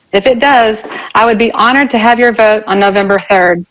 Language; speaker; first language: English; native; English